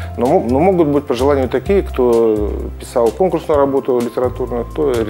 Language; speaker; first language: Russian; native; Russian